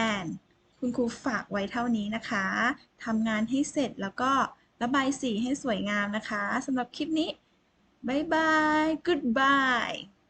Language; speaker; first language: Thai; native; Thai